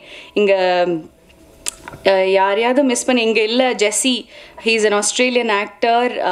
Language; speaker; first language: Tamil; non-native, local second language; Malayalam